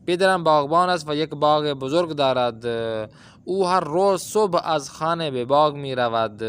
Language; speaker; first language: Persian; non-native, fluent; Urdu